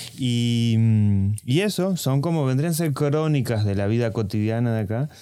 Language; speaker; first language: Spanish; native; Spanish